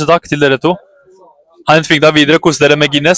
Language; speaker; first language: Norwegian; native; Norwegian